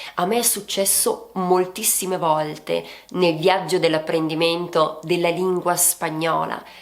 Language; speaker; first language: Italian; native; Italian